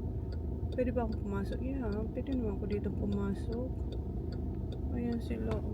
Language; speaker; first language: Filipino; native; Filipino